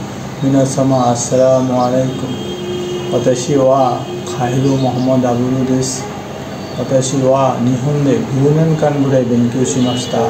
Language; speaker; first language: Japanese; non-native, learner; Bangla